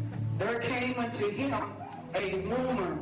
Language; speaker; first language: English; native; English